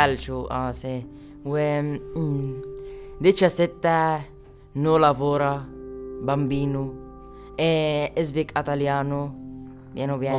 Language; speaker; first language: Italian; non-native, learner; Arabic